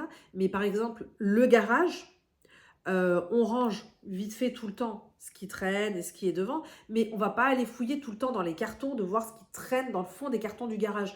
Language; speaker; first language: French; native; French